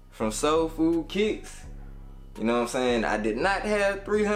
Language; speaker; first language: English; native; English